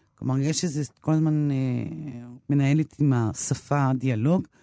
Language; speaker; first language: Hebrew; native; Hebrew